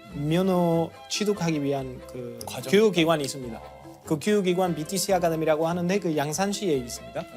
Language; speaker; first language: Korean; non-native, fluent; Spanish